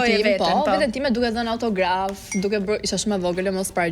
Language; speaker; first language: Albanian; native; Albanian